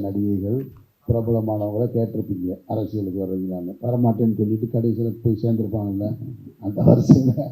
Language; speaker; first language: Tamil; native; Tamil